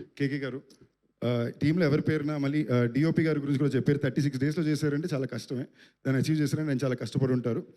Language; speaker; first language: Telugu; native; Telugu